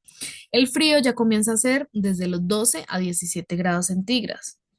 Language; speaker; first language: Spanish; native; Spanish